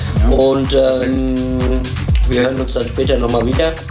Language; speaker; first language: German; native; German